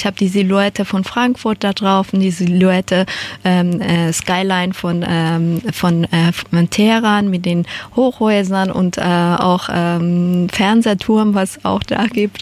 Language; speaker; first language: German; non-native, fluent; Persian